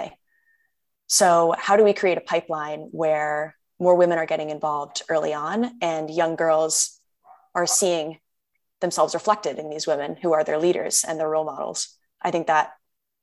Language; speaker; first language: English; native; English